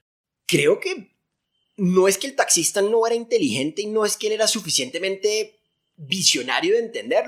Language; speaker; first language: Spanish; native; Spanish